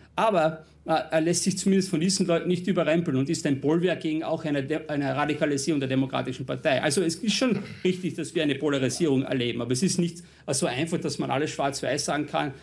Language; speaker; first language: German; non-native, fluent; English